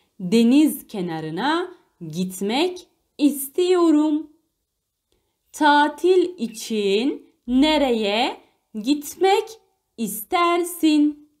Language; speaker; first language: Turkish; non-native, fluent; Arabic